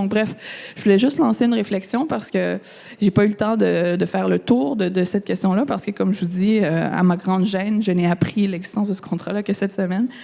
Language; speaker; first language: French; native; French